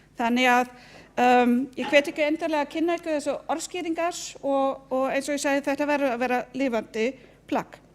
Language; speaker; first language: Icelandic; non-native, fluent; German